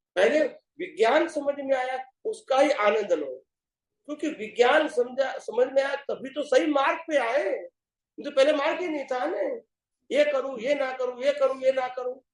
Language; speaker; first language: Hindi; non-native, local second language; Gujarati